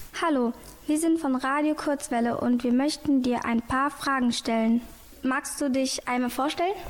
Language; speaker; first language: German; native; German